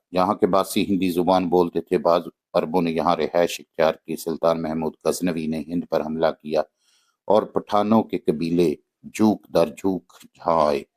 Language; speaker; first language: Urdu; native; Urdu